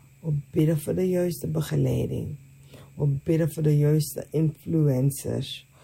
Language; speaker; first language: Dutch; native; Dutch